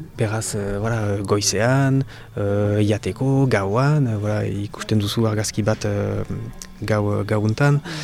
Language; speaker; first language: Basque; non-native, local second language; French